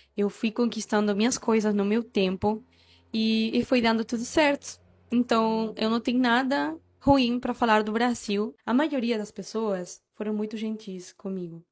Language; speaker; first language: Portuguese; non-native, fluent; Spanish